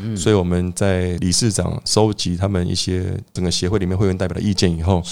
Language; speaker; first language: Chinese; native; Chinese